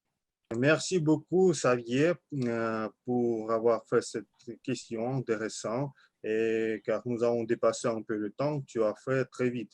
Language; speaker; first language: French; non-native, learner; Russian